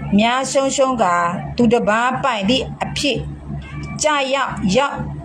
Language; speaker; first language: Burmese; non-native, local second language; S'gaw Karen